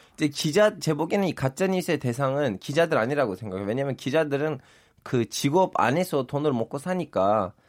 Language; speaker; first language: Korean; non-native, fluent; Turkish